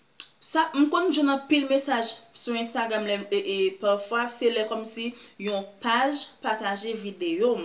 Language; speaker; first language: French; non-native, local second language; Haitian Creole